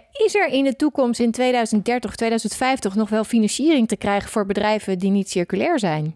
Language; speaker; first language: Dutch; native; Dutch